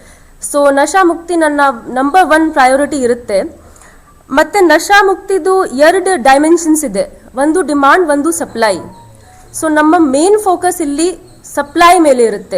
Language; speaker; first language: Kannada; non-native, local second language; Hindi